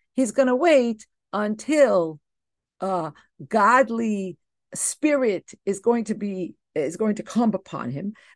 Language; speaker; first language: English; native; English